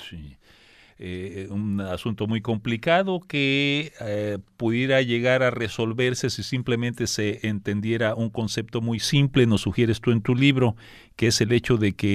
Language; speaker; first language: Spanish; native; Spanish